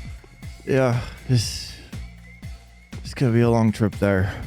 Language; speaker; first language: English; native; English